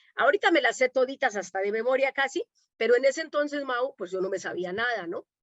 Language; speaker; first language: Spanish; native; Spanish